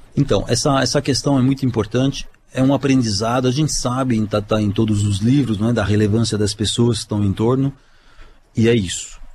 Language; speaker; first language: Portuguese; non-native, fluent; French